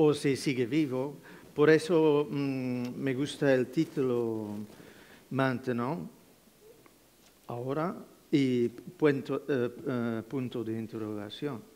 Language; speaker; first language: Spanish; non-native, fluent; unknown